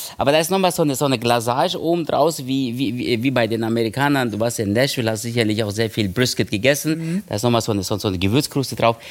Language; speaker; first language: German; early bilingual, other home language; Turkish